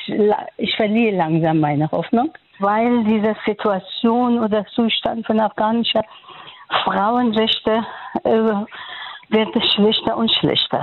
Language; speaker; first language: German; non-native, fluent; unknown